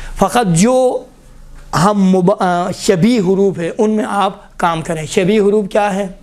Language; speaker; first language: Urdu; non-native, local second language; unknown